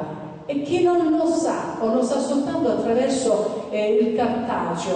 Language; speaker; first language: Italian; native; Italian